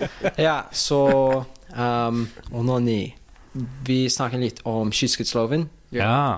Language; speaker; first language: Norwegian; non-native, fluent; English